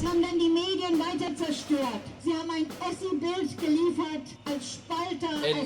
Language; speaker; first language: German; native; German